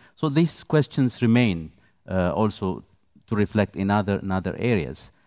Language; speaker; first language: English; non-native, fluent; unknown